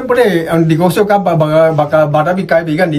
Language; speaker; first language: Filipino; non-native, learner; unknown